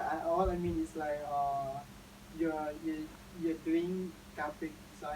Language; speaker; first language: English; non-native, learner; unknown